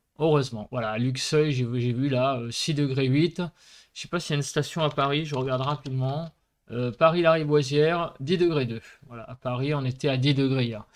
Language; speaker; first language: French; native; French